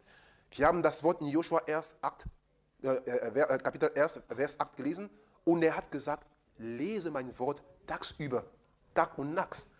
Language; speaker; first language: German; non-native, fluent; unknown